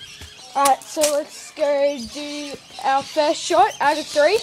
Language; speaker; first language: English; native; English